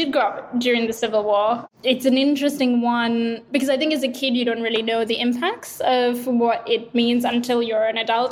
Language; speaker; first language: English; non-native, local second language; Sinhala